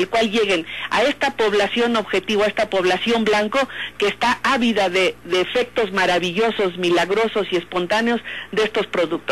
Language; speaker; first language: Spanish; native; Spanish